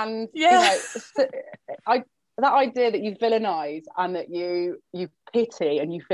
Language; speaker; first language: English; native; English